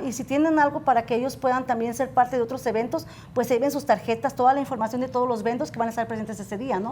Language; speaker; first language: Spanish; native; Spanish